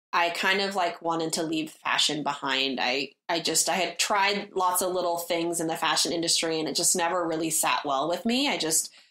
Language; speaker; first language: English; native; English